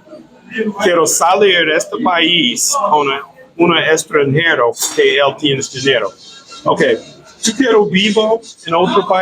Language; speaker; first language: Spanish; non-native, learner; English